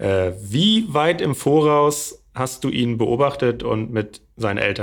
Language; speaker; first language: German; native; German